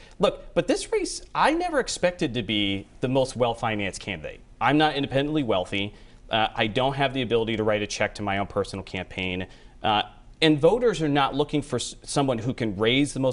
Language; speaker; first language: English; native; English